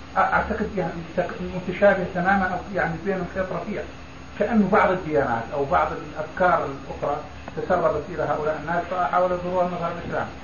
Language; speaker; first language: Arabic; native; Arabic